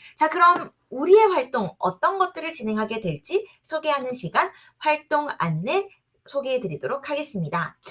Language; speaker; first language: Korean; native; Korean